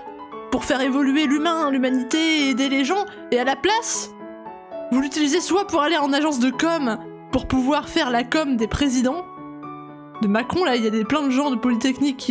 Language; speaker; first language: French; native; French